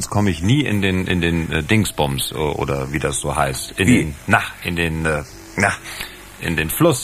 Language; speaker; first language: German; native; German